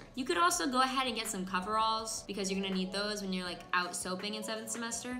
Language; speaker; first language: English; native; English